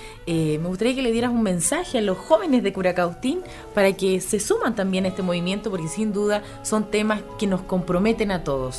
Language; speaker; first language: Spanish; native; Spanish